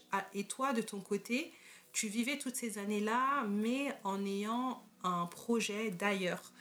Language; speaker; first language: French; native; French